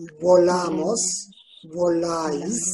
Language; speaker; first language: Spanish; non-native, fluent; Turkish